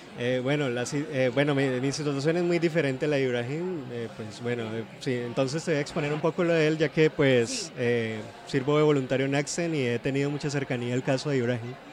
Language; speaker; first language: Spanish; native; Spanish